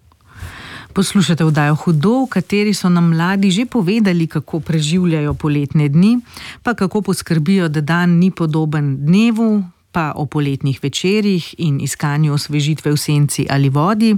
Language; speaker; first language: Slovenian; native; Slovenian